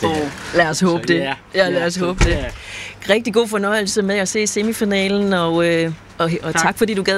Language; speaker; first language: Danish; native; Danish